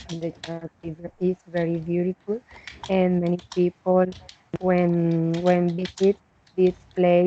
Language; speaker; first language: English; non-native, learner; Spanish